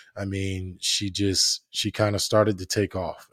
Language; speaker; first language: English; native; English